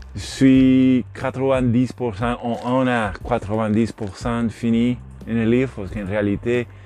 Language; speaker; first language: French; non-native, learner; Spanish